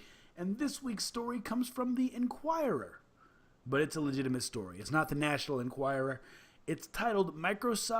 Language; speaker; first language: English; native; English